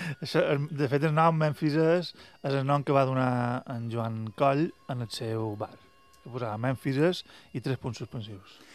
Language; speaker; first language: Catalan; native; Catalan